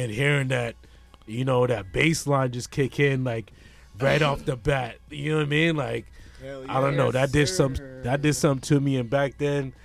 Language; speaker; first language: English; early bilingual, other home language; Jamaican Creole English